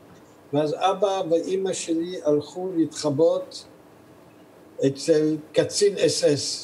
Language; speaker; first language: Hebrew; early bilingual, other home language; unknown